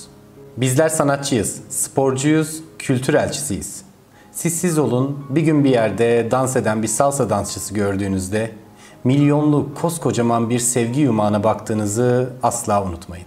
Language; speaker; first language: Turkish; native; Turkish